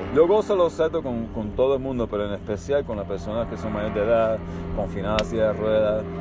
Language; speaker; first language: Spanish; early bilingual, heritage; Spanish